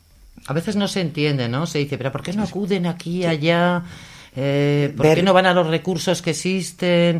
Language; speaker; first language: Spanish; native; Spanish